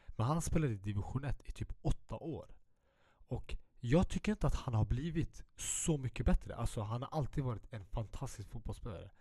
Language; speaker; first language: Swedish; early bilingual, other home language; Central Kurdish